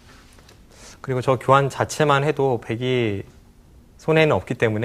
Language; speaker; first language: Korean; native; Korean